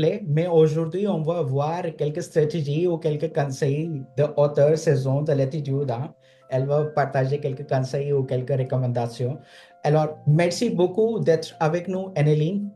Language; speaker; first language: French; non-native, fluent; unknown